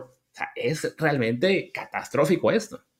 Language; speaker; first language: Spanish; native; Spanish